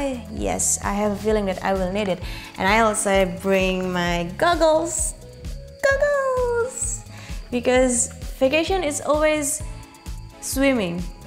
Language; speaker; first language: English; non-native, fluent; Indonesian